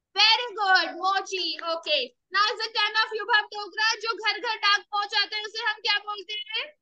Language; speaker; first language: Hindi; native; Hindi